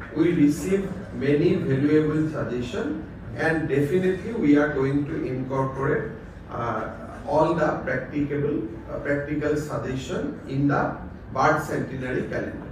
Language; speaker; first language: English; non-native, local second language; Assamese